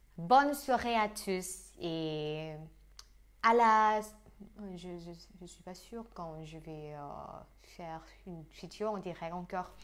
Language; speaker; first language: French; non-native, fluent; Thai